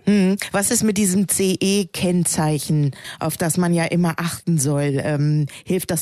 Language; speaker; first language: German; native; German